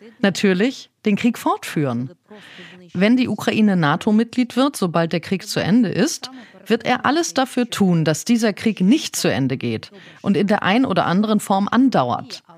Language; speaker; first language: German; non-native, fluent; Ukrainian